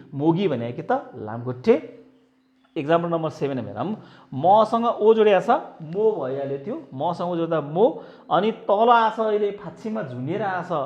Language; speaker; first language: Nepali; native; Nepali